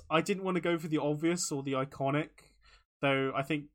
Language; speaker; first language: English; native; English